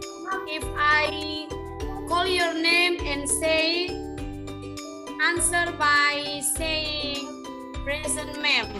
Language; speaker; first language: English; non-native, learner; Indonesian